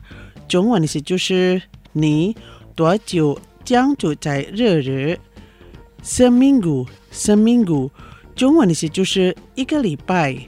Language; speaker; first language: Chinese; non-native, fluent; Indonesian